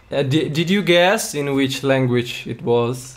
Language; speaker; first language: English; non-native, learner; Russian